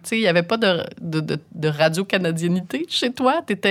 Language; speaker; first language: French; native; French